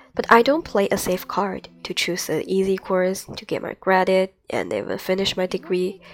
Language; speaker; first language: English; non-native, fluent; Chinese